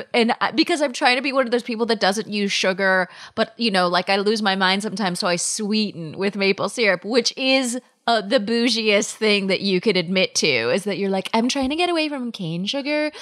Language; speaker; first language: English; native; English